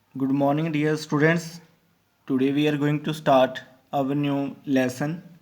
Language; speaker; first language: English; non-native, local second language; Punjabi